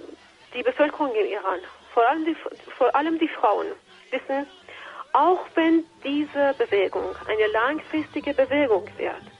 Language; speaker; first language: German; non-native, fluent; Persian